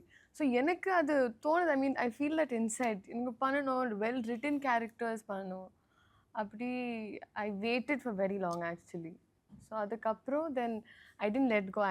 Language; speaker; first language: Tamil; non-native, learner; Telugu